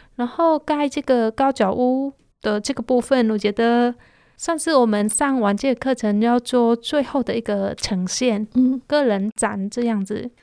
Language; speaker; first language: Chinese; non-native, fluent; Khmer